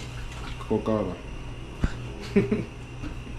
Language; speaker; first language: Spanish; non-native, learner; English